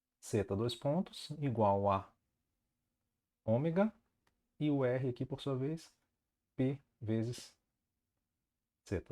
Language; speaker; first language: Portuguese; native; Portuguese